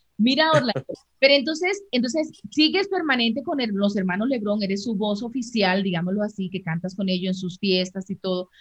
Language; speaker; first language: Spanish; native; Spanish